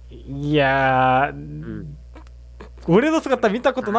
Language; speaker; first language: Japanese; native; Japanese